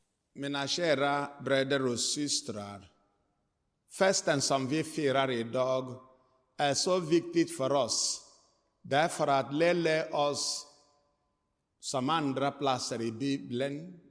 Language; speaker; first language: Swedish; non-native, fluent; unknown